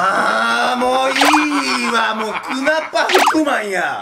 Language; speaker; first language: Indonesian; non-native, fluent; Japanese